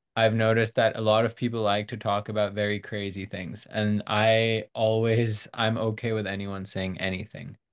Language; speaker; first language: English; non-native, local second language; Urdu